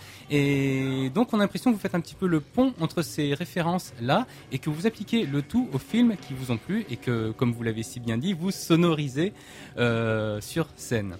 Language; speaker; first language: French; native; French